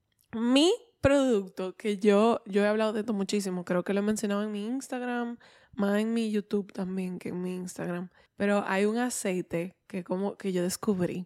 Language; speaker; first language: Spanish; native; Spanish